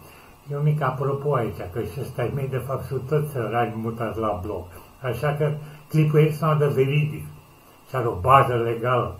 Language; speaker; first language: Romanian; native; Romanian